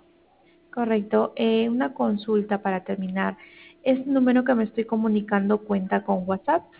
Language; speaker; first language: Spanish; native; Spanish